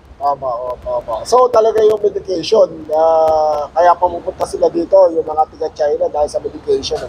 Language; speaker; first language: Filipino; native; Filipino